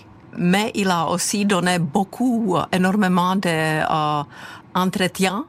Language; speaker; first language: French; non-native, fluent; Czech